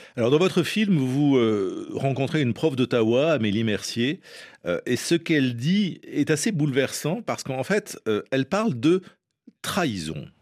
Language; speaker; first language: French; native; French